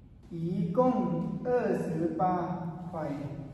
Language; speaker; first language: Chinese; non-native, learner; Thai